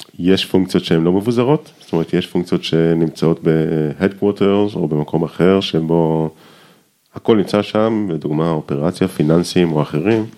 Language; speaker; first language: Hebrew; native; Hebrew